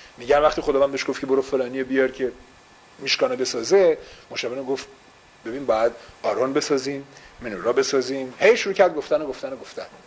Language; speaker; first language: Persian; early bilingual, heritage; Persian